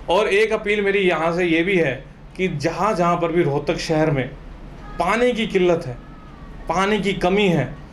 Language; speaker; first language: Hindi; native; Hindi